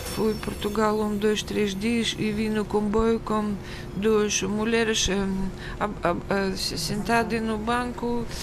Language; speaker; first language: Portuguese; non-native, learner; Russian